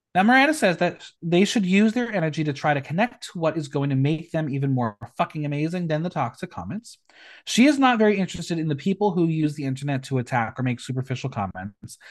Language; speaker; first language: English; native; English